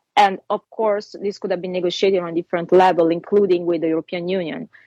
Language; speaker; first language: English; non-native, fluent; Italian